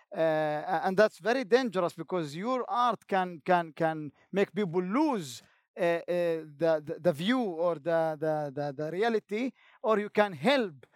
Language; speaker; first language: English; non-native, fluent; Arabic